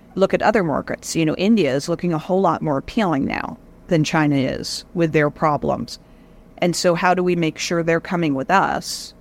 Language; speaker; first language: English; native; English